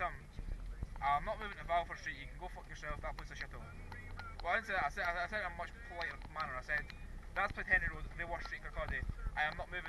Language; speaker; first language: English; native; English